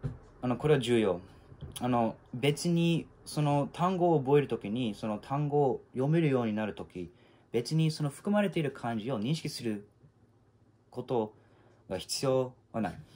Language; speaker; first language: Japanese; non-native, fluent; English